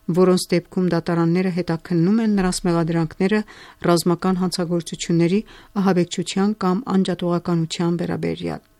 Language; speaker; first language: Armenian; native; Armenian